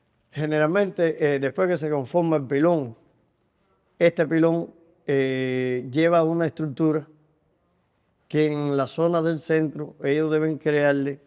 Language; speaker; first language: Spanish; native; Spanish